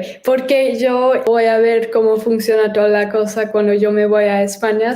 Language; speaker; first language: Spanish; early bilingual, heritage; German